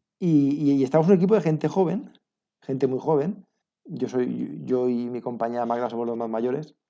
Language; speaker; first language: Spanish; native; Spanish